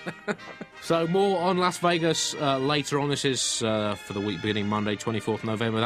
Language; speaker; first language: English; native; English